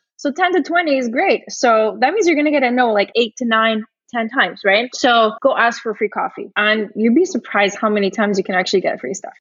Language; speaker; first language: English; early bilingual, other home language; Portuguese